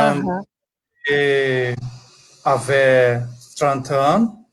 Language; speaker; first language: French; non-native, learner; Portuguese